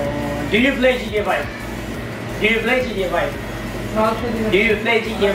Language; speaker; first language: English; non-native, fluent; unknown